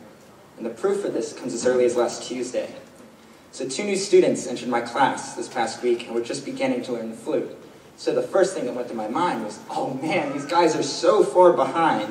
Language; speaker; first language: English; native; English